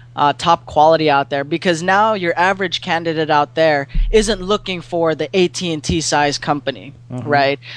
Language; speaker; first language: English; non-native, local second language; Filipino